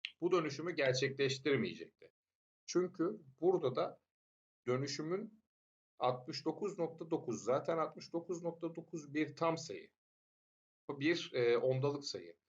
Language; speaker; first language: Turkish; native; Turkish